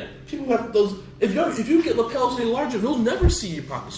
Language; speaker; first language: English; native; English